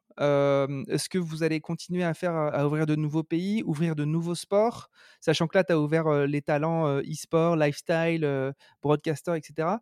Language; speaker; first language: French; native; French